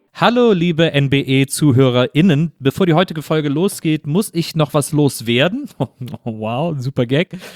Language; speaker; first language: German; native; German